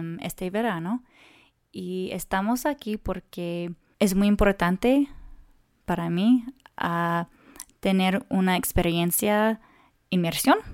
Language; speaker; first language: Spanish; non-native, learner; English